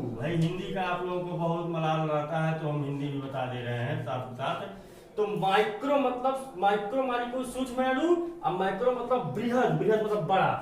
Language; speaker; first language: Hindi; native; Hindi